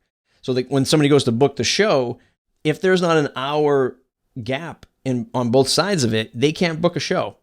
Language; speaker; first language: English; native; English